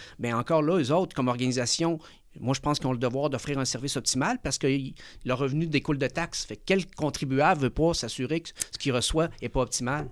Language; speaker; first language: French; early bilingual, other home language; Spanish